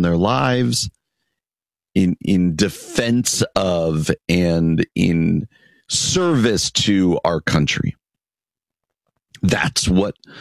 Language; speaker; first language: English; native; English